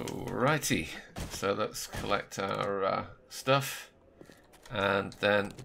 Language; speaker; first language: English; native; English